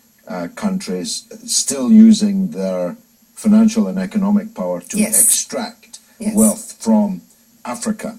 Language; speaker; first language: English; native; English